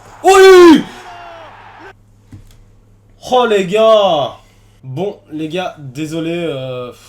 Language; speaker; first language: French; native; French